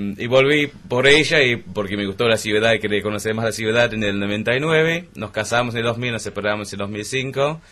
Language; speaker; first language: Spanish; non-native, fluent; English